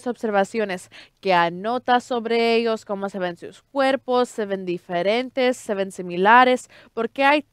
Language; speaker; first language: Spanish; early bilingual, heritage; Spanish